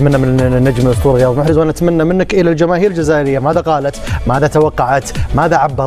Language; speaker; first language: Arabic; native; Arabic